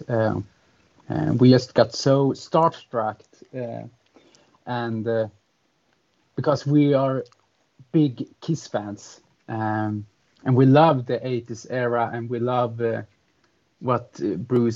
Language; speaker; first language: English; non-native, fluent; Swedish